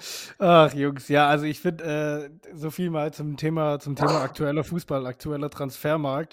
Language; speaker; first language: German; native; German